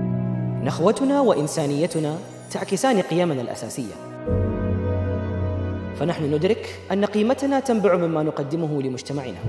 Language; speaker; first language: Arabic; native; Arabic